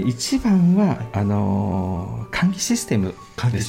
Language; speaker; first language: Japanese; native; Japanese